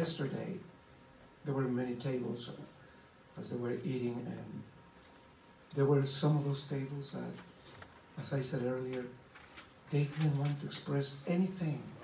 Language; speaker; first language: English; non-native, fluent; Spanish